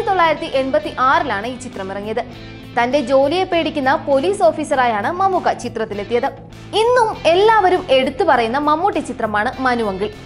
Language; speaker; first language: Malayalam; native; Malayalam